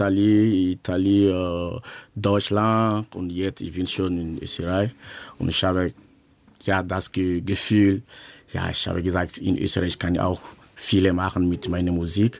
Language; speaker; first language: German; non-native, learner; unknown